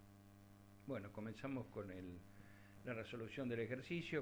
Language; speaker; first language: Spanish; native; Spanish